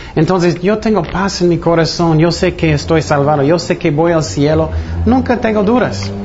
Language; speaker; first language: Spanish; non-native, fluent; English